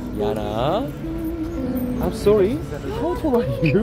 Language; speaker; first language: English; non-native, learner; Korean